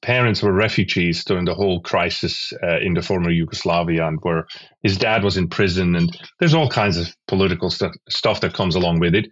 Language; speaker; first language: English; non-native, fluent; Swiss German